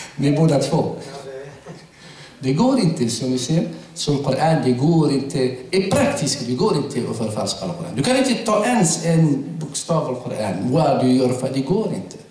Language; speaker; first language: Swedish; non-native, fluent; Arabic